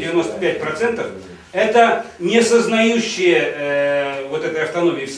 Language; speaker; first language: Russian; native; Russian